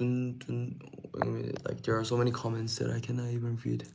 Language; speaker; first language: English; non-native, fluent; Korean